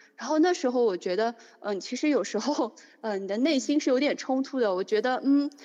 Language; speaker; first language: Chinese; native; Chinese